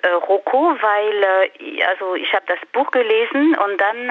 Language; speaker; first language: German; non-native, fluent; French